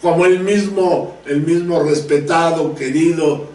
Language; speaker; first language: Spanish; native; Spanish